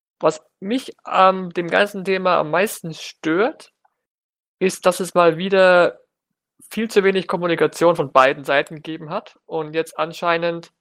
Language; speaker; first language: German; native; German